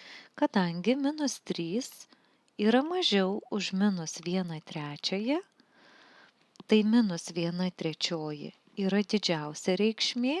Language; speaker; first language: Lithuanian; native; Lithuanian